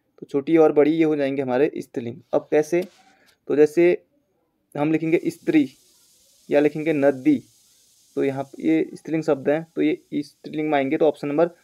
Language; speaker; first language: Hindi; native; Hindi